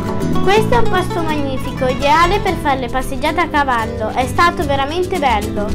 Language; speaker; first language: Italian; native; Italian